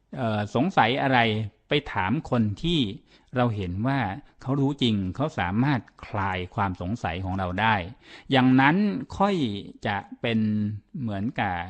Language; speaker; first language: Thai; native; Thai